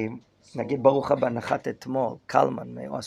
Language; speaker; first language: Hebrew; non-native, fluent; English